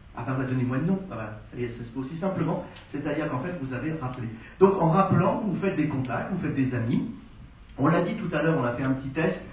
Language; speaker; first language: French; native; French